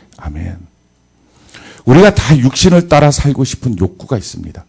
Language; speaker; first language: Korean; native; Korean